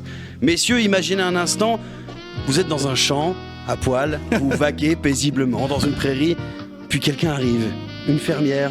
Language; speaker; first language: French; native; French